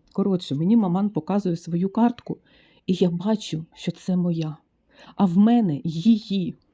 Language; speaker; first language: Ukrainian; native; Ukrainian